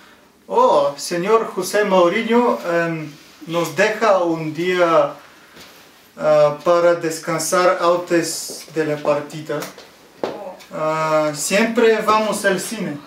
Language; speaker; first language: Spanish; non-native, learner; Bulgarian